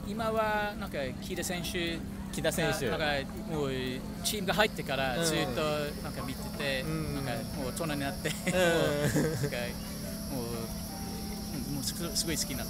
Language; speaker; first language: Japanese; non-native, fluent; English